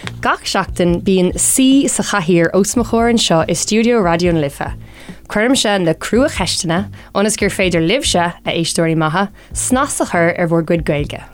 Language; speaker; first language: Irish; non-native, local second language; English